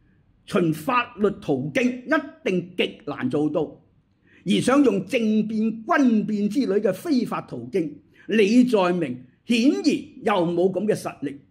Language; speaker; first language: Chinese; native; Chinese